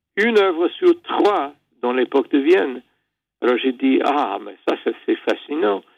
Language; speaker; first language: French; non-native, fluent; English